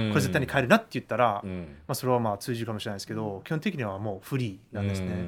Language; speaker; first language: Japanese; early bilingual, heritage; Japanese